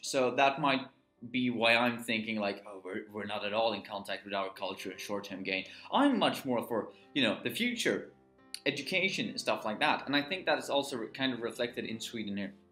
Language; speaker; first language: English; non-native, fluent; Swedish